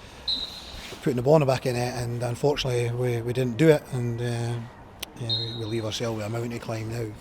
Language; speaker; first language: English; native; English